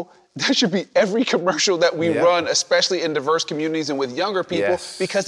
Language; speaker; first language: English; native; English